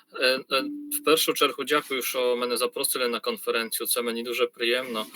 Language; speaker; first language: Polish; non-native, learner; Ukrainian